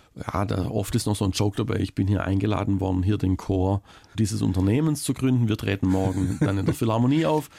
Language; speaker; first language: German; native; German